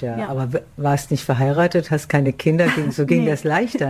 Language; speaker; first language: German; native; German